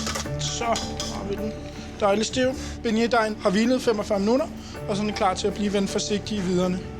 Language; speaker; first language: Danish; native; Danish